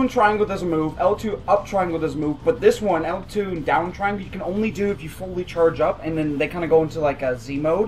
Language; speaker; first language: English; native; English